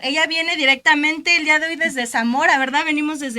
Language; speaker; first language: Spanish; native; Spanish